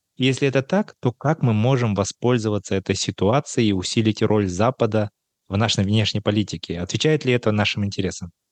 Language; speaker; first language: Russian; non-native, local second language; Kazakh